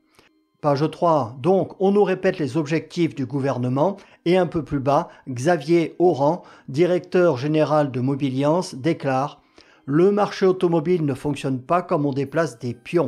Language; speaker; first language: French; native; French